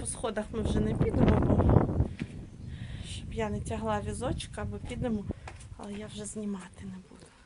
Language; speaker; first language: Ukrainian; native; Ukrainian